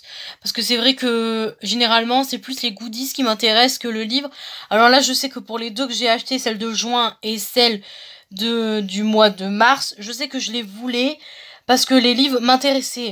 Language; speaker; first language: French; native; French